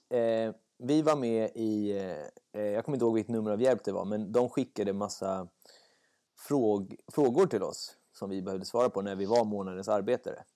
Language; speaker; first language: Swedish; native; Swedish